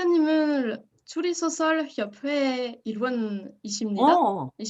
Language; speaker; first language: Korean; non-native, learner; French